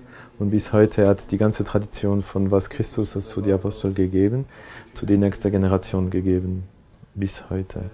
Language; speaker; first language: German; non-native, local second language; French